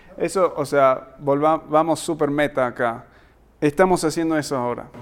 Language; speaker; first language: Spanish; early bilingual, heritage; Spanish